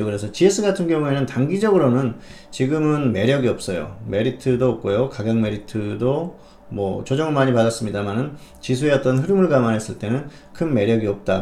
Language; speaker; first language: Korean; native; Korean